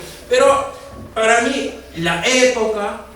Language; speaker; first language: Spanish; non-native, fluent; Japanese